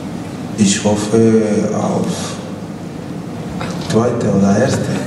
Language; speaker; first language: German; non-native, learner; Spanish